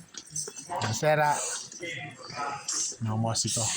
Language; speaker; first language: Italian; non-native, learner; Filipino